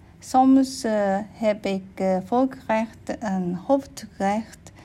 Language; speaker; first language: Dutch; non-native, learner; English